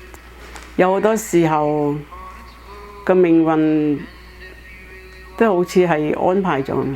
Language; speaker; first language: Cantonese; early bilingual, heritage; Cantonese